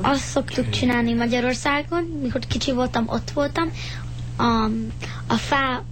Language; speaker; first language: Hungarian; early bilingual, heritage; Hungarian